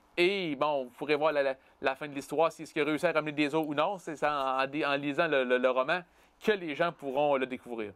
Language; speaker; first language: French; native; French